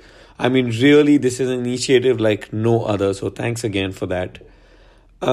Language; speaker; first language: English; non-native, local second language; Hindi